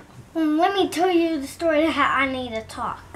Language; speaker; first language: English; native; English